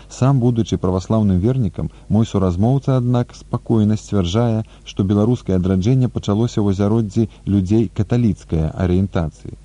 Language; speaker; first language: Belarusian; native; Belarusian